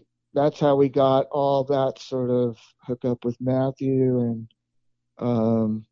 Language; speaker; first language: English; native; English